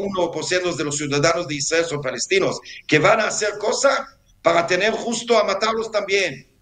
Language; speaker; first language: Spanish; non-native, fluent; Hebrew